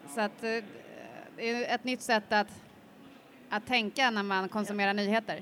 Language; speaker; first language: Swedish; native; Swedish